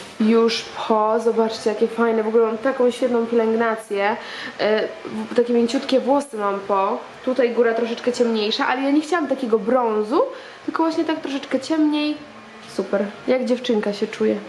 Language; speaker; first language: Polish; native; Polish